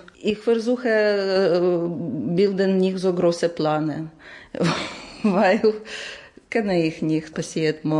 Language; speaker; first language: German; non-native, learner; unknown